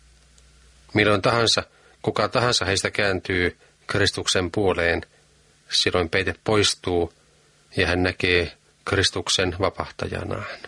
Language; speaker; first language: Finnish; native; Finnish